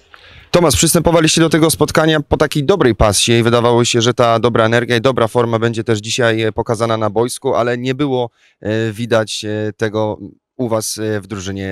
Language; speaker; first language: Polish; native; Polish